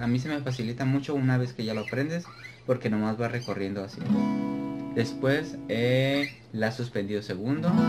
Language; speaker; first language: Spanish; native; Spanish